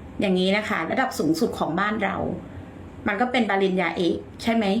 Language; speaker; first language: Thai; native; Thai